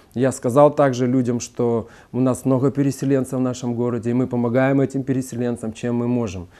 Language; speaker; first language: Russian; native; Russian